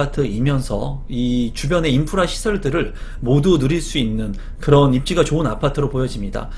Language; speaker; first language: Korean; native; Korean